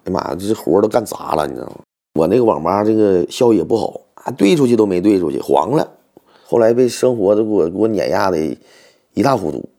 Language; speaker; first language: Chinese; native; Chinese